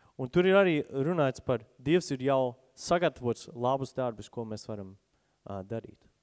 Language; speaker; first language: Latvian; non-native, fluent; English